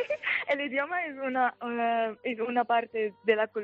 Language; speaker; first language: Spanish; non-native, fluent; Arabic